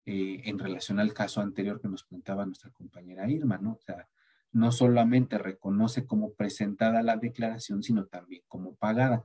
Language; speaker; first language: Spanish; native; Spanish